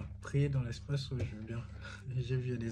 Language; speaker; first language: French; native; French